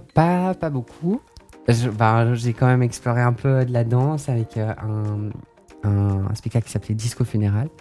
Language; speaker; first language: French; native; French